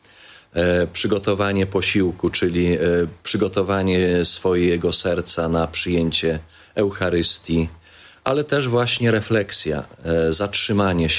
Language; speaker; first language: Polish; native; Polish